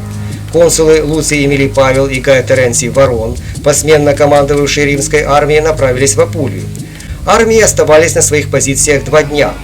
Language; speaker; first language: Russian; native; Russian